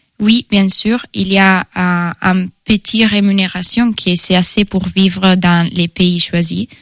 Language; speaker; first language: French; non-native, fluent; Italian